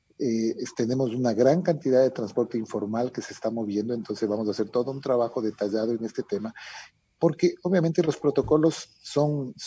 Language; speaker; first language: Spanish; native; Spanish